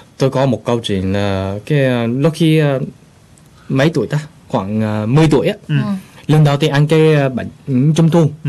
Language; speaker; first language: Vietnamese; early bilingual, heritage; Vietnamese